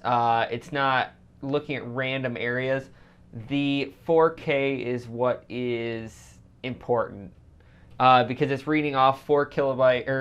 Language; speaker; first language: English; native; English